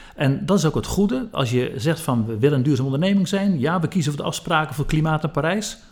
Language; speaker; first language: Dutch; native; Dutch